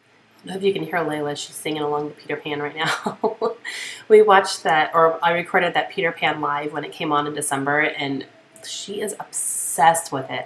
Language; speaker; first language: English; native; English